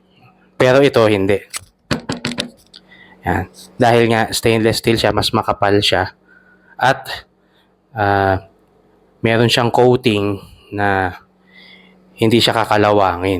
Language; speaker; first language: Filipino; native; Filipino